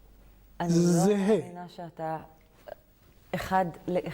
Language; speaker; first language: Hebrew; native; Hebrew